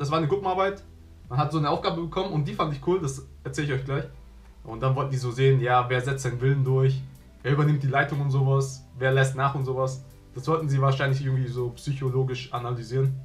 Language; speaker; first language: German; native; German